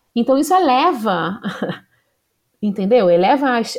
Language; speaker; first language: Portuguese; native; Portuguese